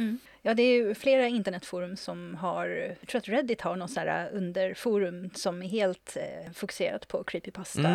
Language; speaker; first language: Swedish; native; Swedish